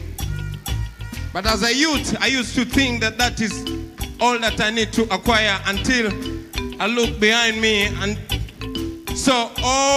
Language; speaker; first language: English; non-native, local second language; Ganda